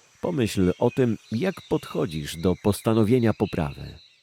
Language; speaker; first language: Polish; native; Polish